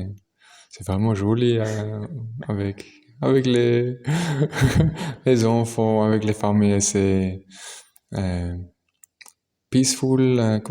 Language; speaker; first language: French; non-native, local second language; German